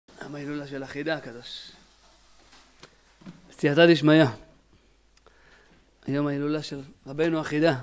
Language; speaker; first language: Hebrew; native; Hebrew